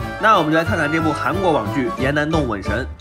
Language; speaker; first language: Chinese; native; Chinese